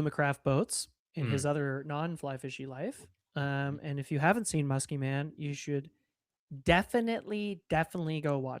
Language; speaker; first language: English; native; English